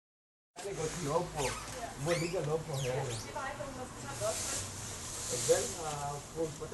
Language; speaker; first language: Danish; non-native, learner; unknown